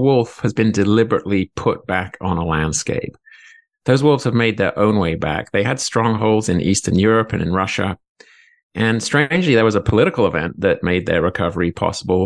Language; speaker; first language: English; native; English